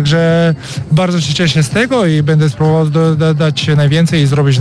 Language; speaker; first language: Polish; non-native, learner; Romanian